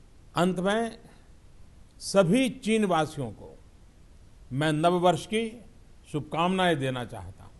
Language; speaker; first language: Hindi; non-native, local second language; Gujarati